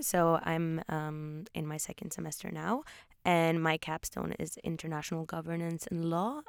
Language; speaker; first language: English; early bilingual, other home language; Polish